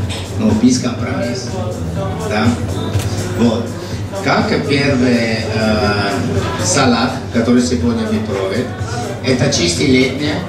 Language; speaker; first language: Russian; non-native, learner; Italian